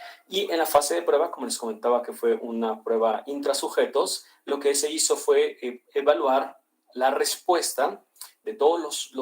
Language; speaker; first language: Spanish; native; Spanish